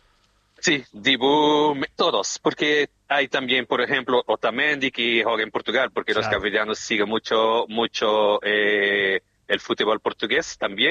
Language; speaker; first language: Spanish; non-native, fluent; Portuguese